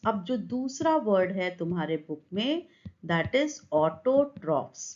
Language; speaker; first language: Hindi; native; Hindi